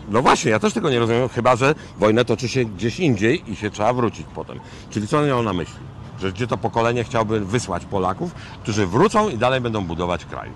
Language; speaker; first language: Polish; native; Polish